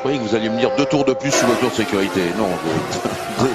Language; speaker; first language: French; native; French